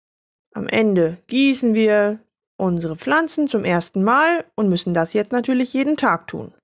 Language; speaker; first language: German; native; German